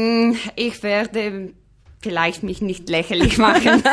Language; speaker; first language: German; non-native, fluent; Polish